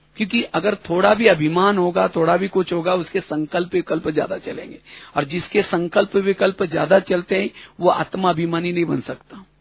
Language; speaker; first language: Hindi; non-native, local second language; Marathi